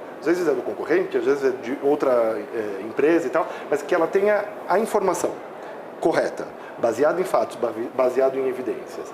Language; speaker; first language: Portuguese; native; Portuguese